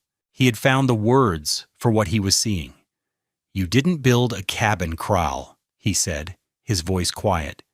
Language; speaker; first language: English; native; English